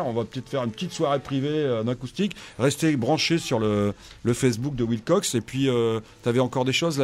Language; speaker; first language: French; native; French